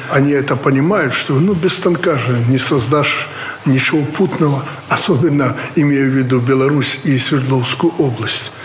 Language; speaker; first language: Russian; native; Russian